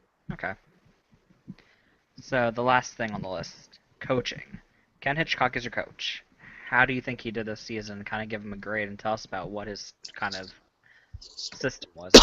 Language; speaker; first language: English; native; English